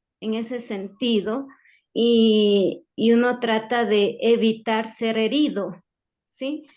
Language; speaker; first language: Spanish; native; Spanish